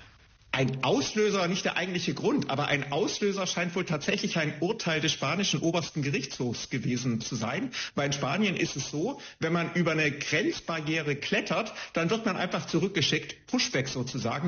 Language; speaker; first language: German; native; German